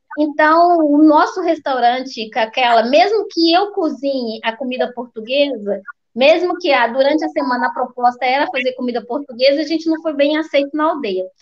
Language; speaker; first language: Portuguese; native; Portuguese